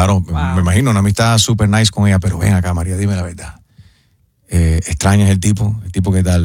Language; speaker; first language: Spanish; native; Spanish